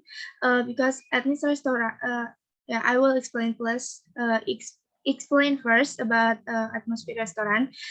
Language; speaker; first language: English; non-native, learner; Indonesian